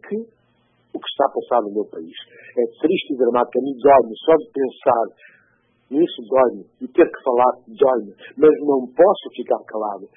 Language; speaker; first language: Portuguese; non-native, local second language; Upper Guinea Crioulo